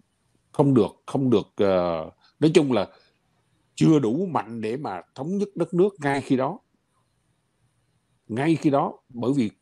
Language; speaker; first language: Vietnamese; native; Vietnamese